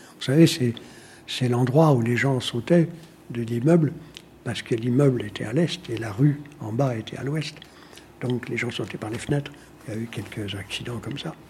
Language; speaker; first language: French; native; French